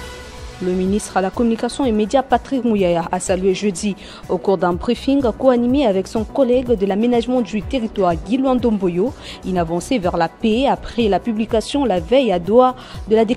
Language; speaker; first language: French; non-native, local second language; Lingala